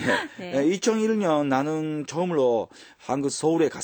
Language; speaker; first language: Korean; non-native, fluent; Japanese